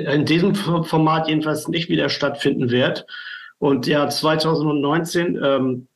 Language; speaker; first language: German; native; German